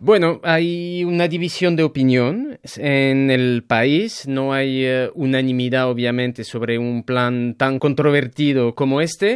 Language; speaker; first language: Spanish; native; Spanish